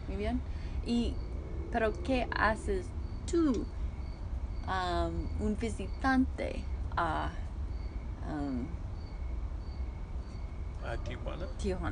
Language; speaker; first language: Spanish; non-native, fluent; English